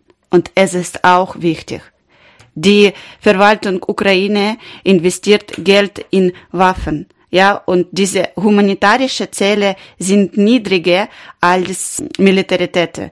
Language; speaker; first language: German; non-native, learner; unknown